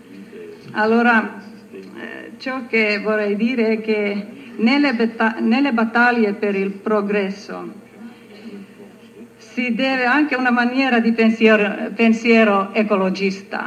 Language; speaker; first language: Italian; non-native, learner; Finnish